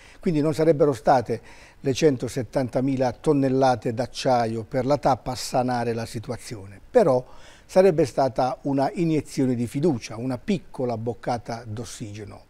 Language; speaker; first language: Italian; native; Italian